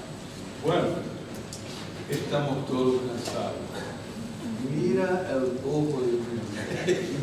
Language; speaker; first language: Spanish; non-native, fluent; Portuguese